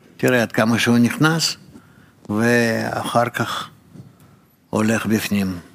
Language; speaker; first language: Hebrew; non-native, fluent; Russian